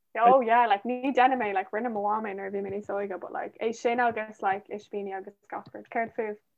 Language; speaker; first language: Irish; non-native, local second language; English